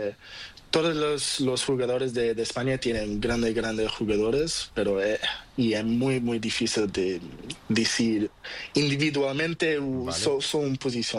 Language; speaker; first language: Spanish; non-native, learner; Portuguese